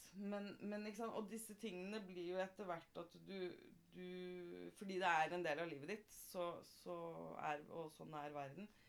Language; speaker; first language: Norwegian; native; Norwegian